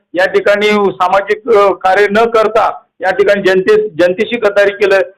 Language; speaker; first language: Marathi; native; Marathi